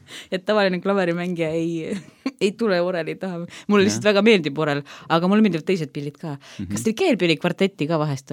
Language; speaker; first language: Estonian; non-native, local second language; Russian